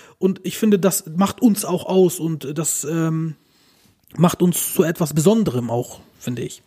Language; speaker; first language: German; early bilingual, other home language; Turkish